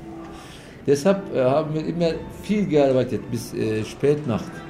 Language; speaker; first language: German; non-native, fluent; Turkish